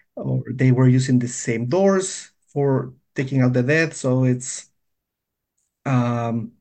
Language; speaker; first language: English; non-native, fluent; Spanish